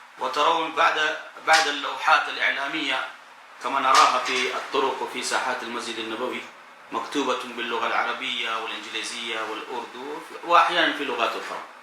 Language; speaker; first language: Arabic; non-native, fluent; Urdu